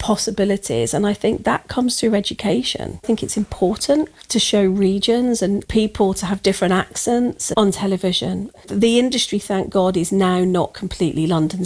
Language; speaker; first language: English; native; English